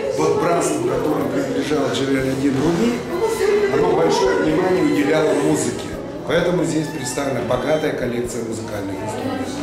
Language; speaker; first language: Russian; native; Russian